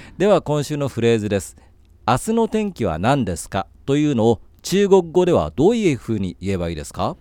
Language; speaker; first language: Japanese; native; Japanese